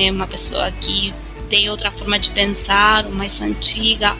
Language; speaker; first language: Portuguese; non-native, fluent; Spanish